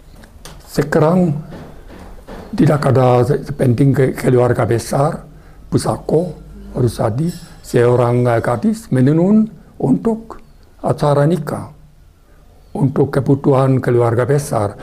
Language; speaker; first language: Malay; non-native, fluent; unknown